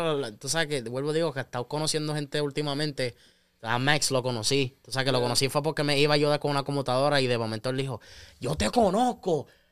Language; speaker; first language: Spanish; early bilingual, heritage; Spanish